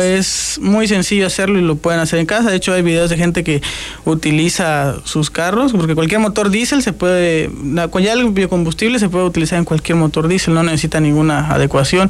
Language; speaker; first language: Spanish; native; Spanish